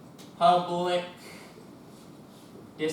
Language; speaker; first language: English; native; English